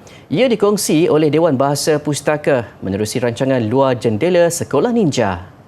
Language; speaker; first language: Malay; native; Malay